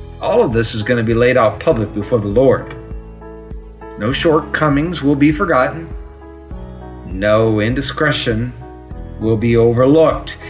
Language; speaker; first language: English; native; English